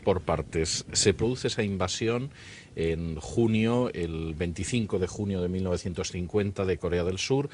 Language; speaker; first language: Spanish; native; Spanish